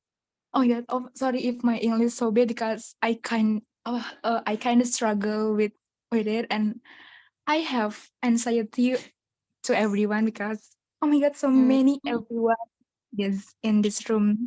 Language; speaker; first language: English; non-native, learner; Indonesian